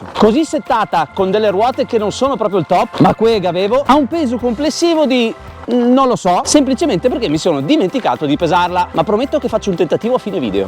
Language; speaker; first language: Italian; native; Italian